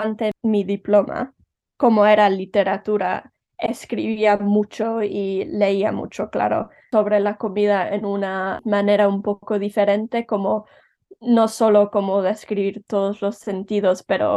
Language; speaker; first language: Spanish; early bilingual, heritage; Spanish